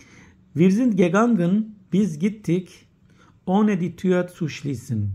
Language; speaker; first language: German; non-native, fluent; Turkish